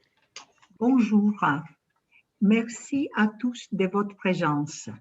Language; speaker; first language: French; non-native, fluent; Greek